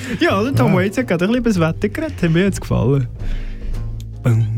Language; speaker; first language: German; native; German